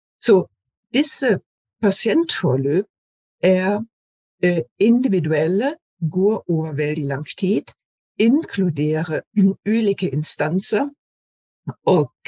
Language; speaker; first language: Norwegian; non-native, fluent; German